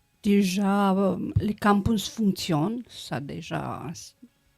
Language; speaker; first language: French; non-native, learner; Romanian